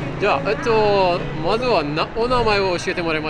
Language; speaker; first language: Japanese; non-native, learner; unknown